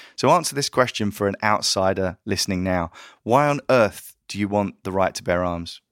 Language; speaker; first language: English; native; English